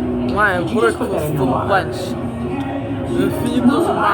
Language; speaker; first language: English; non-native, learner; Russian